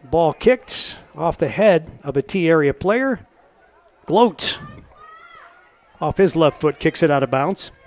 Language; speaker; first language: English; native; English